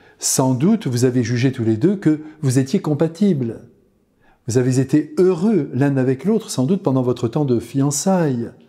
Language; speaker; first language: French; native; French